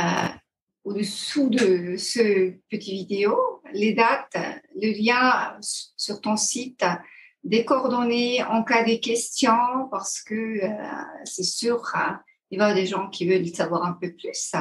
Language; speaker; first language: French; non-native, fluent; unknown